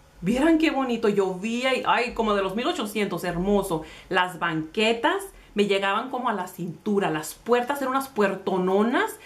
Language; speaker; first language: Spanish; early bilingual, heritage; Spanish